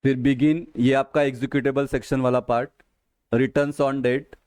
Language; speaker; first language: Hindi; non-native, local second language; Marathi